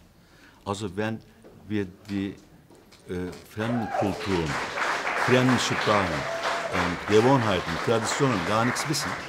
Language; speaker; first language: German; non-native, fluent; Turkish